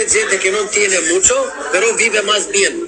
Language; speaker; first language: Spanish; non-native, learner; Albanian